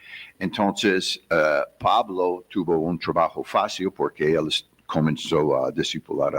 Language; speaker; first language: Spanish; non-native, fluent; English